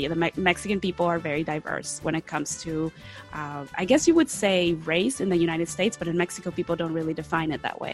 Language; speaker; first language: English; early bilingual, other home language; Spanish